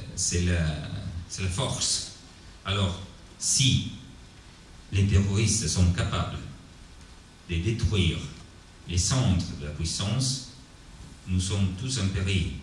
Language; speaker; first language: French; non-native, learner; Italian